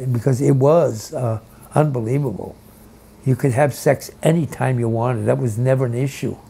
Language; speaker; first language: English; native; English